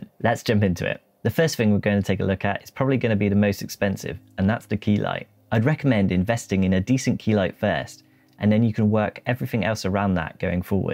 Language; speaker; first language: English; native; English